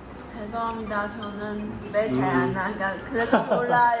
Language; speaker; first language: Korean; non-native, learner; Chinese